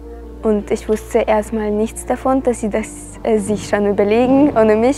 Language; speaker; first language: German; non-native, fluent; Russian